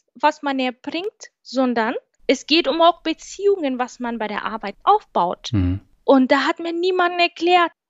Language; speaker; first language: German; non-native, fluent; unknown